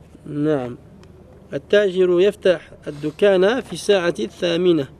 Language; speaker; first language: Arabic; non-native, fluent; French